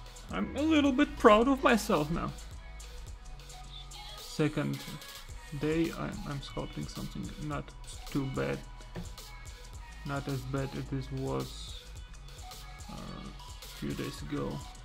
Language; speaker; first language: English; non-native, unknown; Russian